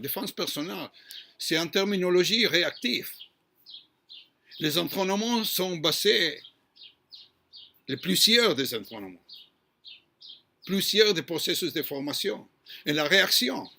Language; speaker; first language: French; non-native, fluent; Hebrew